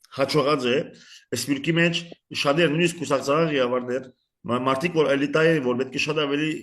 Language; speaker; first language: Armenian; early bilingual, heritage; Armenian